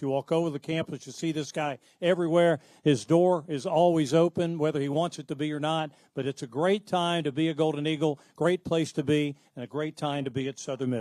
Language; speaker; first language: English; native; English